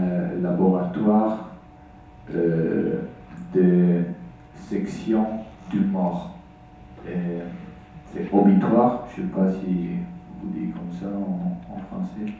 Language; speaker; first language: French; non-native, fluent; Italian